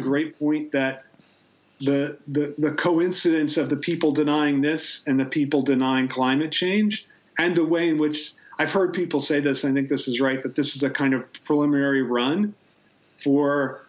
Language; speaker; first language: English; native; English